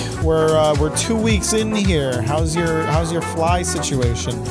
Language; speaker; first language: English; native; English